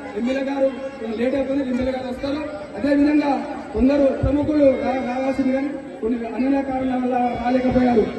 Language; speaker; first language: Telugu; non-native, local second language; Lambadi